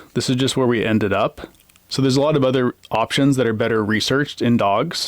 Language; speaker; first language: English; native; English